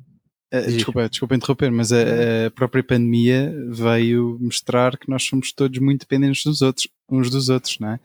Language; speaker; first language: Portuguese; native; Portuguese